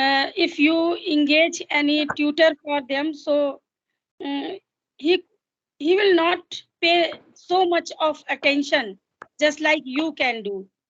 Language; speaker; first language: English; non-native, local second language; Hindi